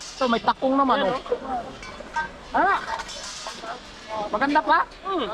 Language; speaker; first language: Filipino; native; Filipino